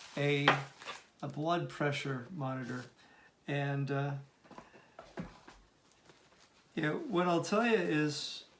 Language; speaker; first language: English; native; English